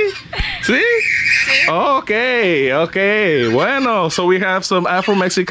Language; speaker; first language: Spanish; non-native, learner; English